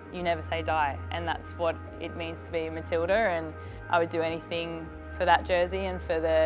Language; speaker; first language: English; native; English